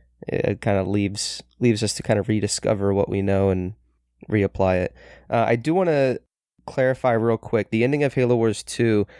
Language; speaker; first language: English; native; English